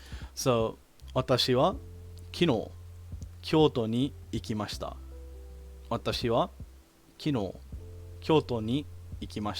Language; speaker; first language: Japanese; non-native, learner; English